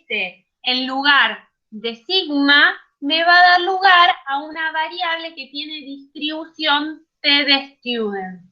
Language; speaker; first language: Spanish; native; Spanish